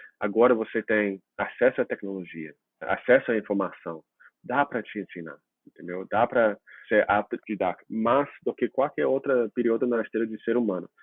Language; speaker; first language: Portuguese; non-native, fluent; English